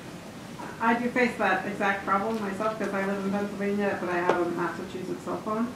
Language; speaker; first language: English; native; English